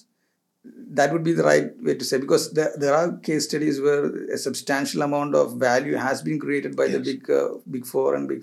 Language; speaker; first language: English; non-native, local second language; Malayalam